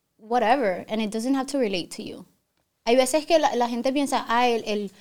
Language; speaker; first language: English; early bilingual, other home language; Spanish